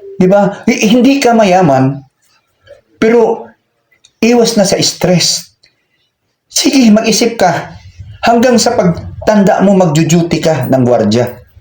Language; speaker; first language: Filipino; non-native, local second language; Cebuano